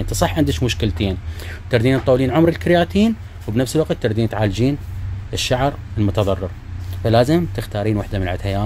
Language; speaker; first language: Arabic; native; Arabic